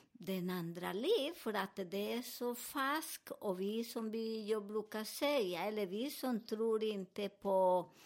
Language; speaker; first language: Swedish; non-native, fluent; Spanish